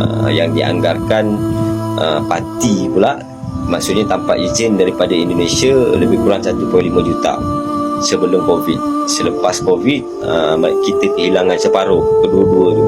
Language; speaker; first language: Malay; native; Malay